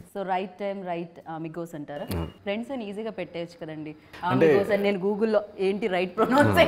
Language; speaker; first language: Telugu; native; Telugu